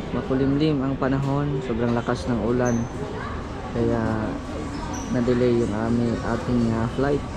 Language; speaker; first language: Filipino; non-native, local second language; Cebuano